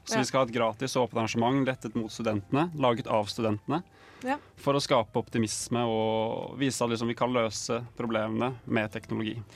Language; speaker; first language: Norwegian; native; Norwegian